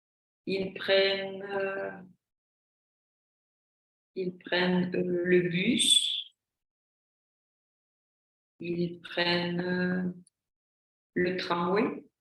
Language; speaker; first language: French; non-native, fluent; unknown